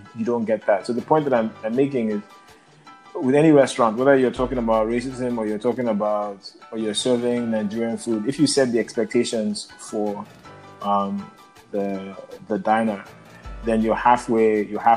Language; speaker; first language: English; non-native, local second language; Yoruba